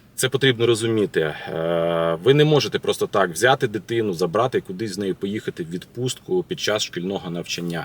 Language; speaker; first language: Ukrainian; native; Ukrainian